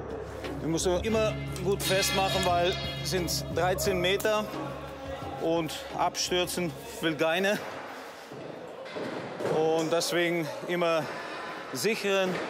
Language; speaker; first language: German; non-native, learner; Italian